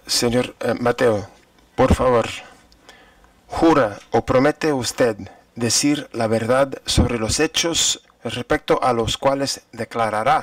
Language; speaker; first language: Spanish; non-native, fluent; English